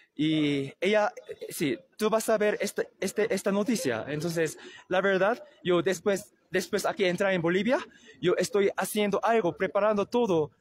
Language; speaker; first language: Spanish; non-native, learner; Korean